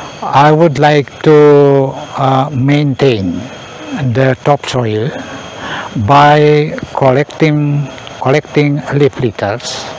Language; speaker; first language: English; non-native, learner; Indonesian